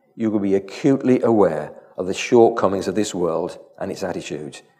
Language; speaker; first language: English; native; English